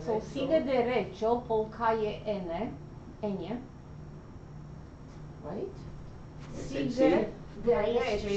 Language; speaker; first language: Spanish; non-native, learner; English